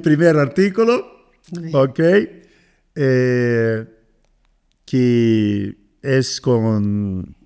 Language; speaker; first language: Spanish; non-native, fluent; Portuguese